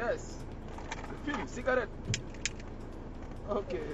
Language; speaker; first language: English; non-native, learner; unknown